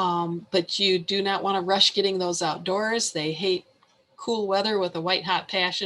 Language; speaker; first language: English; native; English